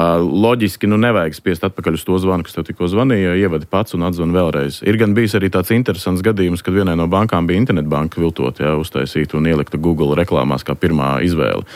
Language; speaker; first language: Latvian; native; Latvian